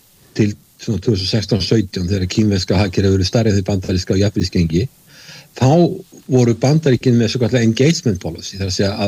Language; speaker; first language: Icelandic; native; Icelandic